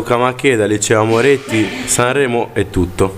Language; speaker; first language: Italian; native; Italian